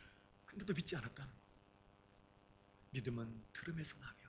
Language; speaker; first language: Korean; native; Korean